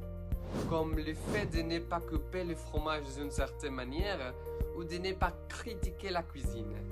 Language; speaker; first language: French; non-native, learner; Spanish